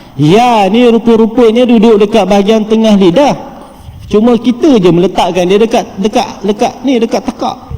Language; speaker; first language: Malay; native; Malay